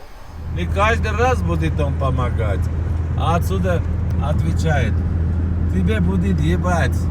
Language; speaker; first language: Russian; non-native, learner; Armenian